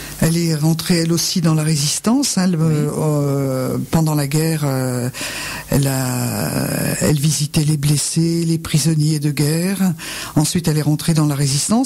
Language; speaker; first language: French; native; French